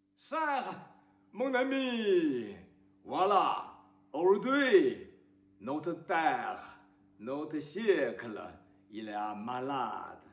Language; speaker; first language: French; non-native, learner; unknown